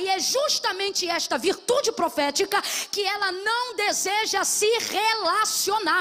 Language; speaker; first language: Portuguese; native; Portuguese